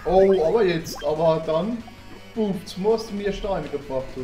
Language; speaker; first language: German; native; German